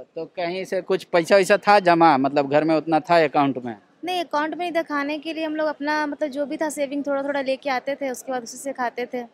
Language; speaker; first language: Hindi; native; Hindi